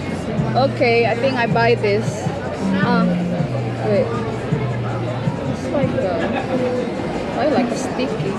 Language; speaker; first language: English; non-native, learner; Indonesian